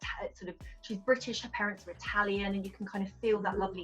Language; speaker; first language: English; native; English